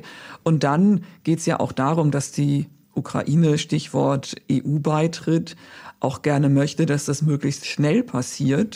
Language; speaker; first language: German; native; German